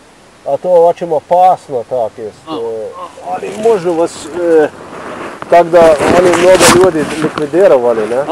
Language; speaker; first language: Russian; non-native, learner; Slovenian